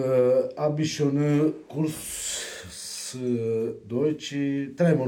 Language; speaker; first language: German; non-native, learner; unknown